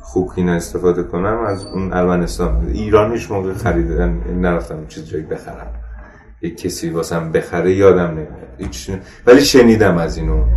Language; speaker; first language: Persian; non-native, local second language; Armenian